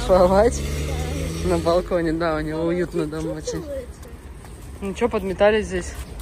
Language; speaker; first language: Russian; native; Russian